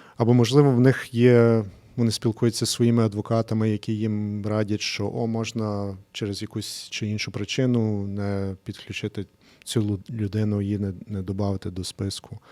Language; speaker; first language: Ukrainian; early bilingual, heritage; English